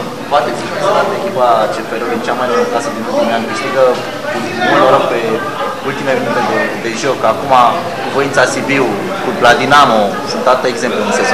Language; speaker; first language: Romanian; native; Romanian